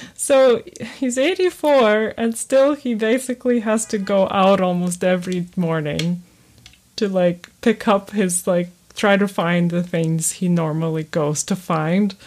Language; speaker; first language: English; early bilingual, other home language; Ukrainian